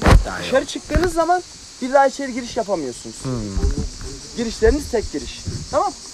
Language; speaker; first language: Turkish; native; Turkish